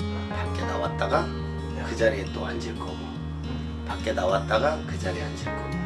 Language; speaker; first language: Korean; native; Korean